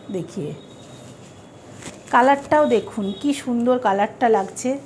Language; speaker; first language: Hindi; non-native, local second language; Bangla